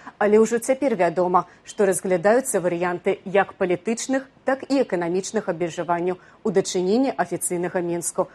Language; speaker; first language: Belarusian; native; Belarusian